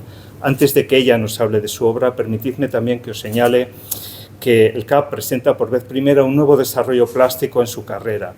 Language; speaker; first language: Spanish; native; Spanish